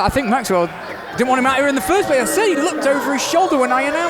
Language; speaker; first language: English; native; English